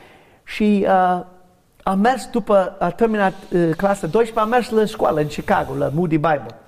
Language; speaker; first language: Romanian; non-native, learner; English